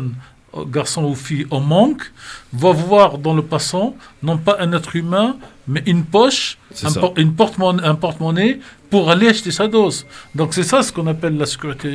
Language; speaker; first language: French; native; French